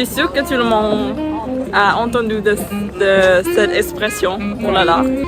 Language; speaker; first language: French; non-native, learner; Thai